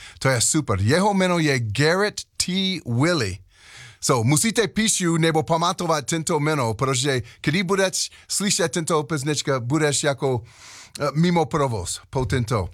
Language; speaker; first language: Czech; non-native, learner; English